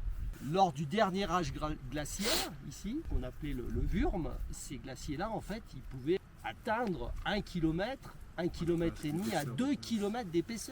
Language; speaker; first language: French; native; French